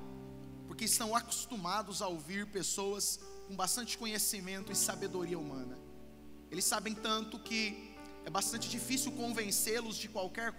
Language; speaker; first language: Portuguese; native; Portuguese